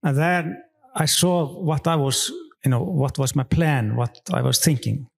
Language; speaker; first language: English; non-native, fluent; Icelandic